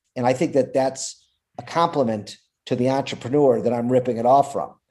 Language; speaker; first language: English; native; English